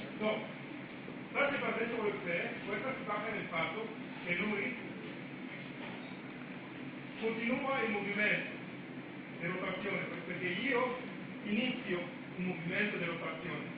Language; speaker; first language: Italian; non-native, learner; Romanian